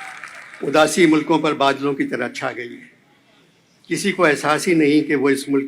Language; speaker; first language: Urdu; native; Urdu